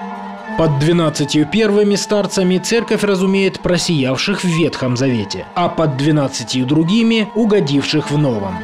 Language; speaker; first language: Russian; native; Russian